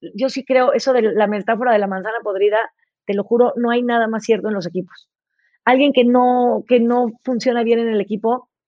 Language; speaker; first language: Spanish; native; Spanish